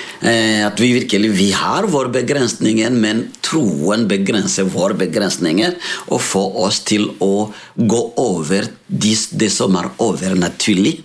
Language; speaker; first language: Swedish; non-native, fluent; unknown